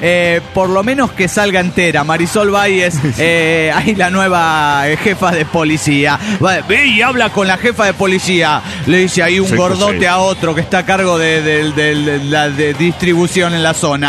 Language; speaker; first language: Spanish; native; Spanish